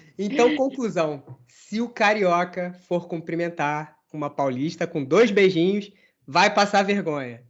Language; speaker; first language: Portuguese; native; Portuguese